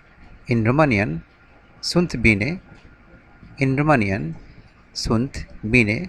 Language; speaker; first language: Romanian; non-native, learner; Bangla